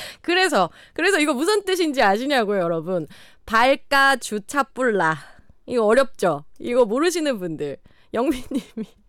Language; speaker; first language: Korean; native; Korean